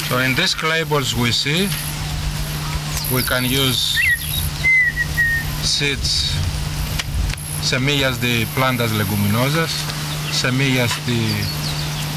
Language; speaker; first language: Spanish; non-native, fluent; Greek